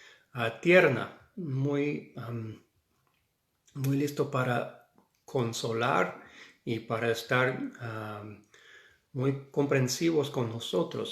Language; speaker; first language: Spanish; non-native, fluent; English